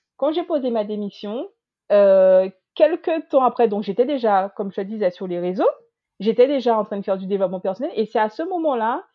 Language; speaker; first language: French; native; French